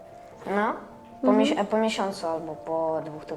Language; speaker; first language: Polish; early bilingual, other home language; Russian